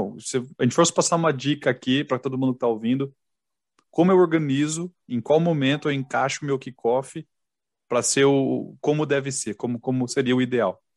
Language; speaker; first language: Portuguese; native; Portuguese